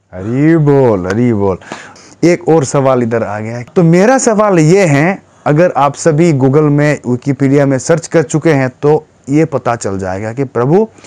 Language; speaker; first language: Hindi; non-native, fluent; Bangla